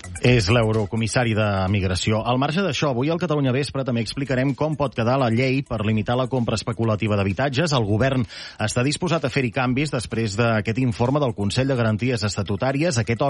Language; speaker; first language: Catalan; native; Catalan